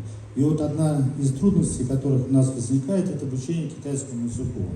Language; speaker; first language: Russian; native; Russian